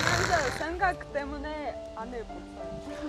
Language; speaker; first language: Korean; non-native, learner; Russian